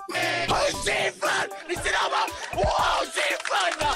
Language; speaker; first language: Chinese; non-native, learner; Japanese